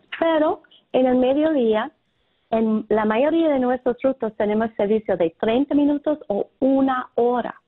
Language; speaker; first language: Spanish; non-native, fluent; English